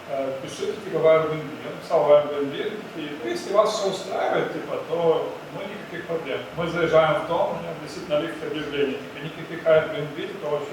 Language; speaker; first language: Russian; native; Russian